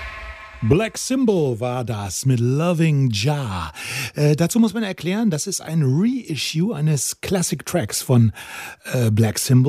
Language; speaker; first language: German; native; German